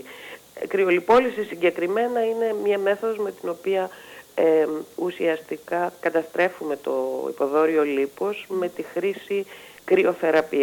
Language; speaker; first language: Greek; native; Greek